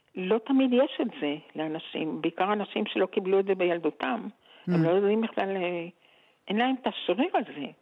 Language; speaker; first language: Hebrew; native; Hebrew